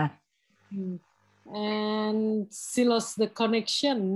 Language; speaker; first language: English; non-native, learner; Indonesian